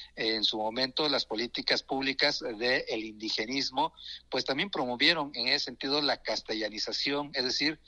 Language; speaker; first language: Spanish; non-native, local second language; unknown